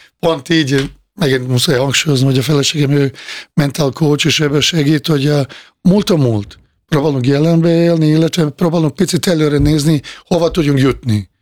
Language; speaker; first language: Hungarian; non-native, fluent; Bosnian